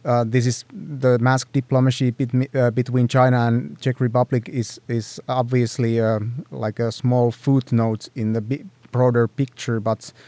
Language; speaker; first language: English; non-native, fluent; Finnish